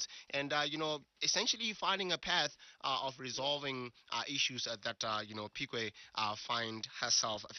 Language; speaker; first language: English; non-native, local second language; Tswana